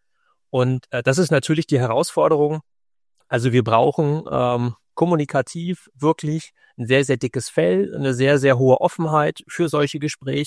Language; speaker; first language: German; native; German